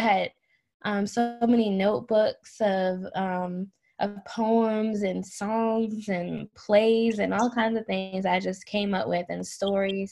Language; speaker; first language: English; native; English